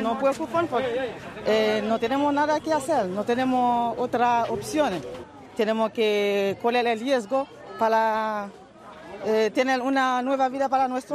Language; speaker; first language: Spanish; non-native, learner; Haitian Creole